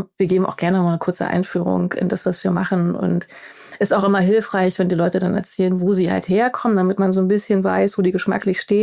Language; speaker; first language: German; native; German